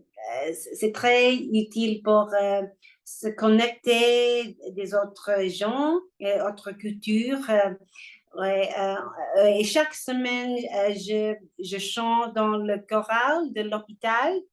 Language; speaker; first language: French; non-native, learner; English